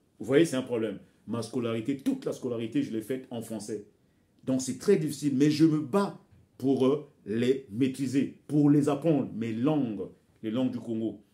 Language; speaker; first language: French; non-native, local second language; Bembe